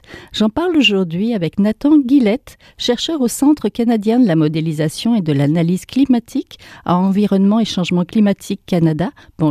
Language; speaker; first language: French; native; French